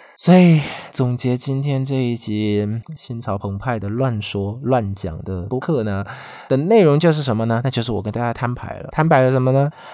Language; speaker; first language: Chinese; non-native, fluent; Vietnamese